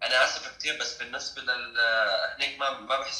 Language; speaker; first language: Arabic; native; Arabic